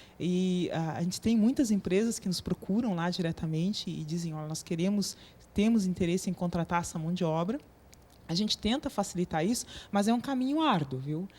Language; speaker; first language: Portuguese; native; Portuguese